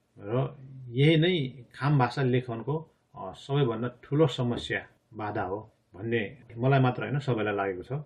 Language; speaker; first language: Nepali; non-native, local second language; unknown